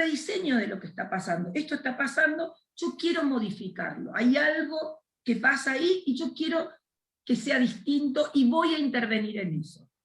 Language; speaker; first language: Spanish; native; Spanish